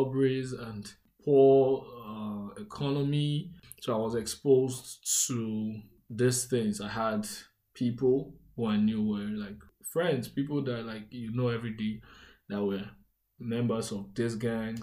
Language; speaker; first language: English; non-native, local second language; Igbo